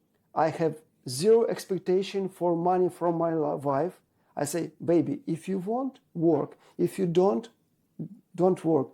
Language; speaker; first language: English; non-native, learner; Ukrainian